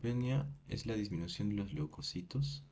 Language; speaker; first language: Spanish; native; Spanish